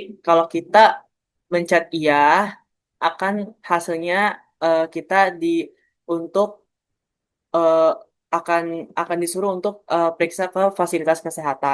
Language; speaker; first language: Indonesian; native; Indonesian